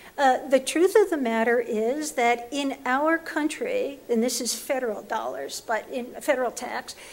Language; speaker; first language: English; native; English